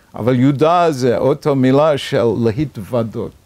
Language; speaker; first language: Hebrew; non-native, fluent; English